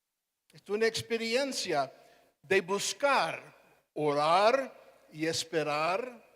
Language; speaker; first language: Spanish; non-native, fluent; English